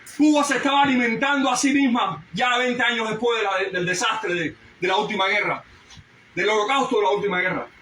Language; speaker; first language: Spanish; early bilingual, heritage; Spanish